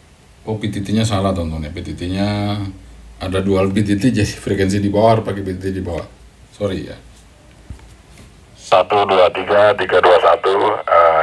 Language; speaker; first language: Indonesian; native; Indonesian